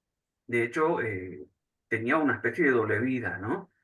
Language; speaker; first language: Spanish; native; Spanish